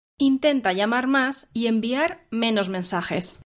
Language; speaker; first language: Spanish; native; Spanish